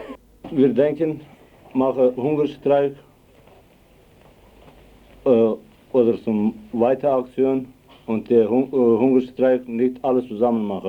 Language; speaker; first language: German; non-native, learner; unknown